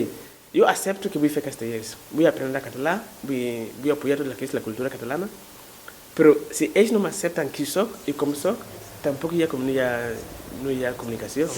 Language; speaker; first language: Catalan; non-native, fluent; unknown